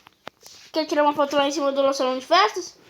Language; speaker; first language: Portuguese; native; Portuguese